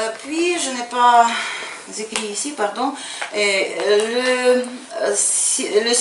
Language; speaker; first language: French; non-native, fluent; Ukrainian